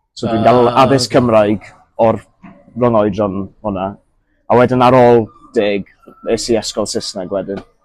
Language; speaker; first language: Welsh; non-native, local second language; English